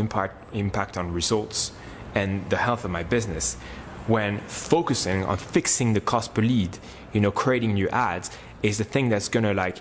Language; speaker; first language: English; non-native, fluent; French